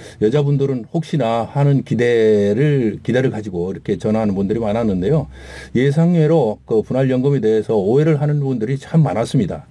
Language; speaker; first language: Korean; native; Korean